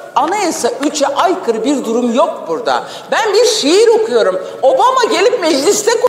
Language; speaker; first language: Turkish; non-native, local second language; Kurdish